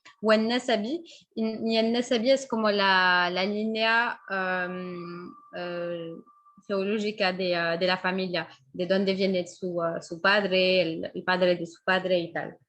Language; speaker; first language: Spanish; non-native, fluent; French